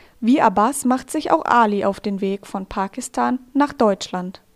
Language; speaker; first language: German; native; German